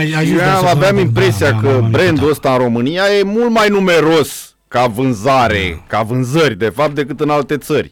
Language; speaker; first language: Romanian; native; Romanian